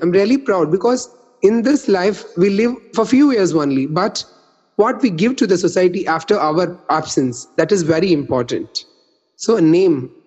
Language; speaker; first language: English; non-native, local second language; Tamil